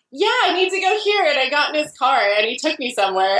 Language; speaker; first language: English; native; English